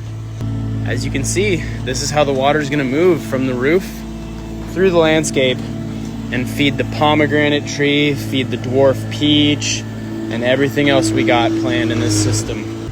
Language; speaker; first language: English; native; English